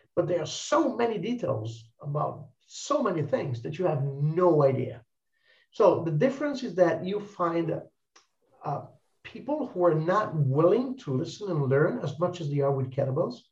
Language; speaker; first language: English; non-native, fluent; Italian